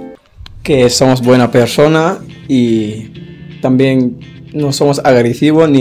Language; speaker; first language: Spanish; non-native, learner; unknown